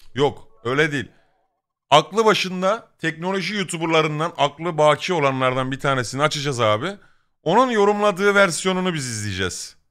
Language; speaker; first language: Turkish; native; Turkish